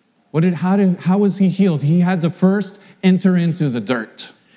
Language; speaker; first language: English; native; English